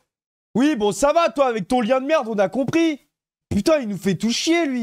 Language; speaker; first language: French; native; French